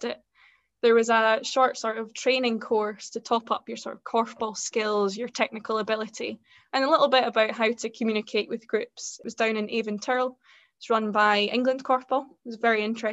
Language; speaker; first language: English; native; English